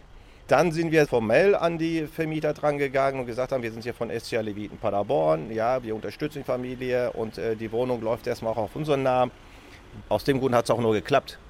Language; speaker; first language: German; early bilingual, other home language; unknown